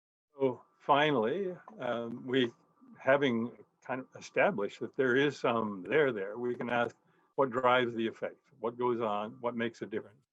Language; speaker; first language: English; native; English